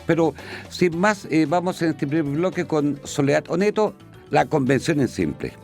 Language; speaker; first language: Spanish; native; Spanish